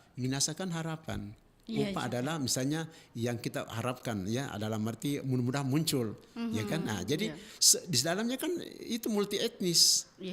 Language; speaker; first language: Indonesian; native; Indonesian